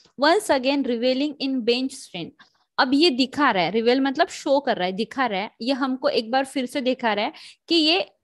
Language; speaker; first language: Hindi; native; Hindi